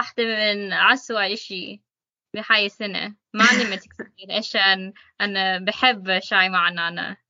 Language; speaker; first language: Arabic; non-native, learner; English